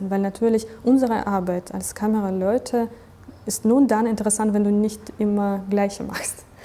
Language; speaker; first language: German; non-native, fluent; Russian